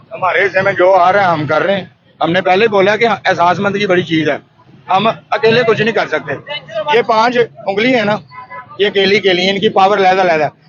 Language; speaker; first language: Urdu; non-native, local second language; Punjabi